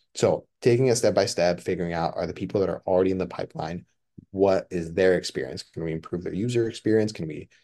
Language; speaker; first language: English; non-native, fluent; Spanish